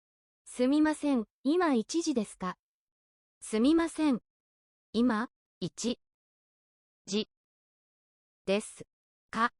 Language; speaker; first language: Japanese; non-native, learner; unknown